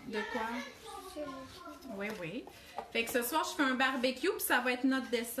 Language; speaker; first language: French; native; French